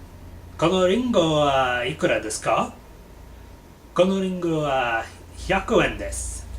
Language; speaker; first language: Japanese; non-native, learner; English